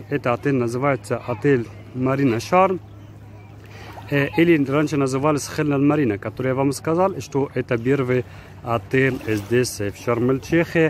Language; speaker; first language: Russian; non-native, fluent; Arabic